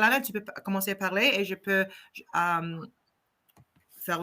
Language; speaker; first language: French; non-native, fluent; English